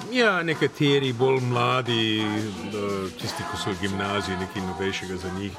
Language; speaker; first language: Slovenian; early bilingual, heritage; Slovenian